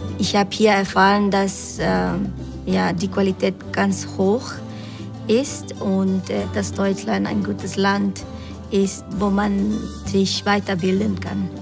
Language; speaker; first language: German; non-native, fluent; Spanish